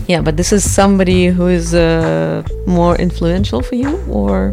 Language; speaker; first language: English; non-native, fluent; Russian